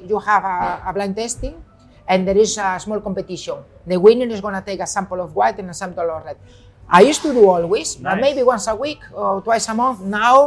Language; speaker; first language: English; non-native, fluent; Spanish